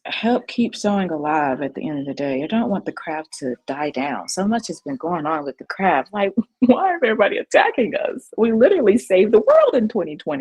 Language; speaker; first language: English; native; English